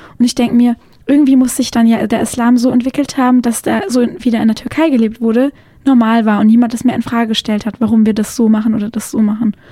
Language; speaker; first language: German; native; German